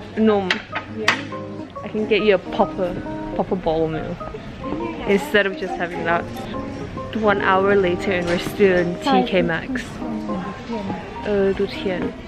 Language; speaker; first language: English; early bilingual, other home language; Thai